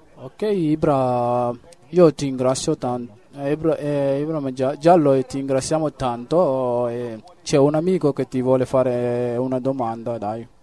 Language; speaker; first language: Italian; non-native, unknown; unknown